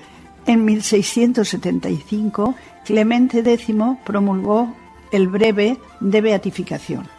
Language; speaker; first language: Spanish; native; Spanish